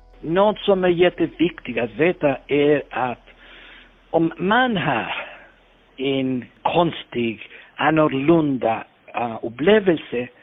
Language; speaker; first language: Swedish; non-native, fluent; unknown